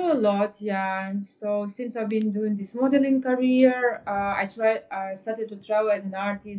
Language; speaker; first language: English; non-native, fluent; Ukrainian